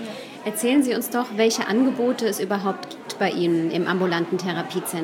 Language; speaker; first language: German; native; German